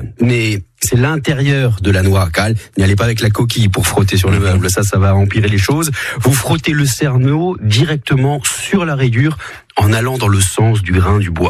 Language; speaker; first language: French; native; French